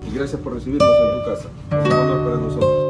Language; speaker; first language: Spanish; native; Spanish